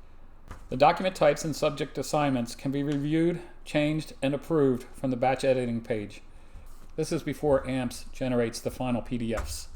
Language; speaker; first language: English; native; English